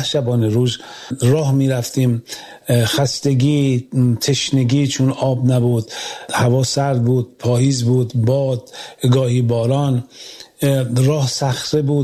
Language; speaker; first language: Persian; native; Persian